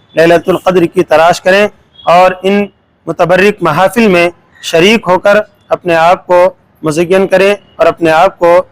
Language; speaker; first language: Urdu; native; Urdu